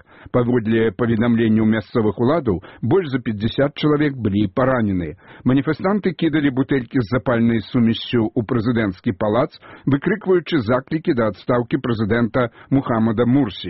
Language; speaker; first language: Belarusian; native; Belarusian